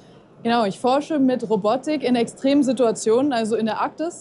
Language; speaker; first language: German; native; German